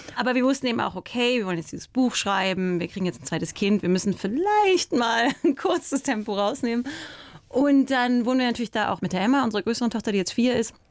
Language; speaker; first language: German; native; German